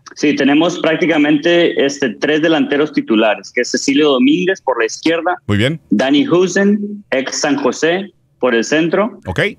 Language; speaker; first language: Spanish; native; Spanish